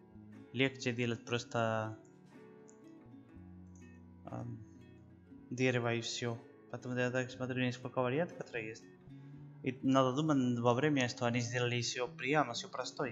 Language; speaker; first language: Russian; non-native, learner; Spanish